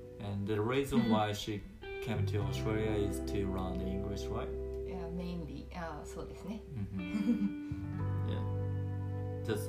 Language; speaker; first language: English; non-native, learner; Japanese